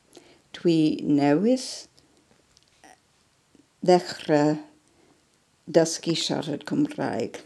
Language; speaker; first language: Welsh; non-native, learner; English